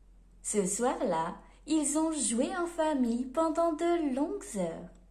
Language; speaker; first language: French; native; French